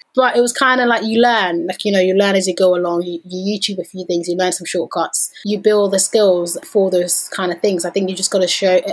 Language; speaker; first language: English; early bilingual, other home language; Danish